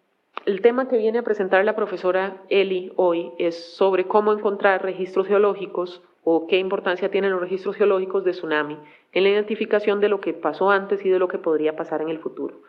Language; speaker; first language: Spanish; native; Spanish